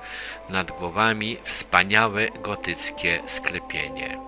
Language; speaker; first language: Polish; native; Polish